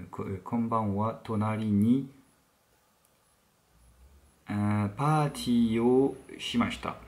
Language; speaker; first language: Japanese; non-native, learner; French